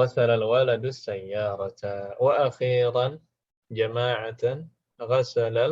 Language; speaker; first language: Arabic; non-native, fluent; Indonesian